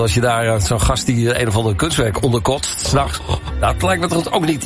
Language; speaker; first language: Dutch; native; Dutch